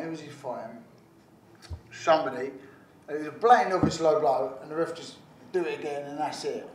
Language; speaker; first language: English; native; English